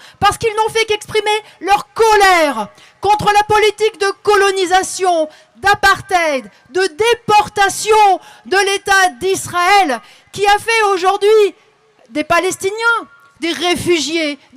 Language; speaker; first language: French; native; French